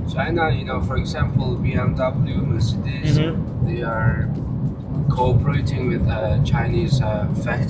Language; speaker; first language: English; non-native, fluent; Chinese